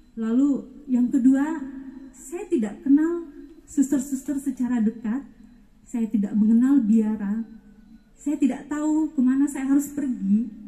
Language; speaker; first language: Indonesian; non-native, local second language; Batak Toba